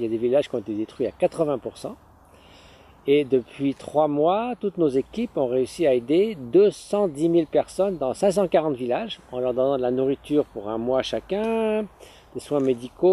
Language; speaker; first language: French; native; French